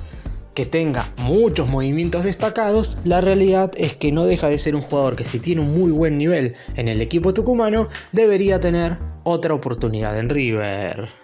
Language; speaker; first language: Spanish; native; Spanish